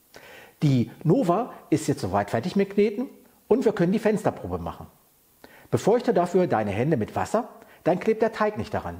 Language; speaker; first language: German; native; German